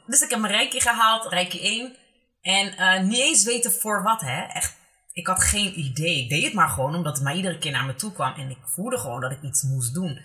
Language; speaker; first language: Dutch; native; Dutch